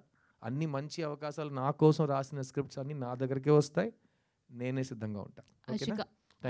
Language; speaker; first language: Telugu; non-native, local second language; Tamil